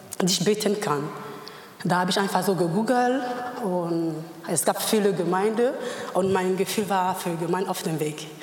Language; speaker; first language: German; non-native, learner; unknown